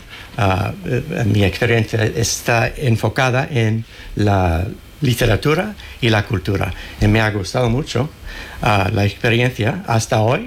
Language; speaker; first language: Spanish; non-native, fluent; English